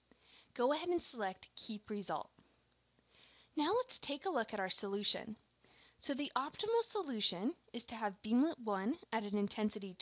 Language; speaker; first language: English; native; English